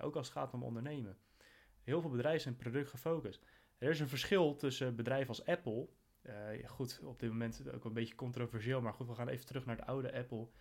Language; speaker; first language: Dutch; native; Dutch